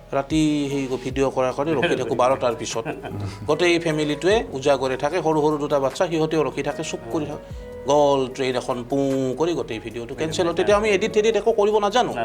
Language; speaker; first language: Assamese; native; Assamese